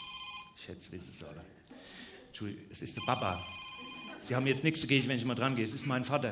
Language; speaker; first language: German; native; German